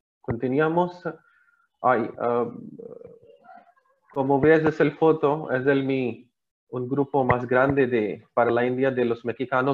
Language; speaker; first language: Spanish; non-native, learner; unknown